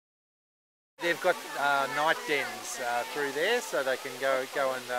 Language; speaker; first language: English; native; English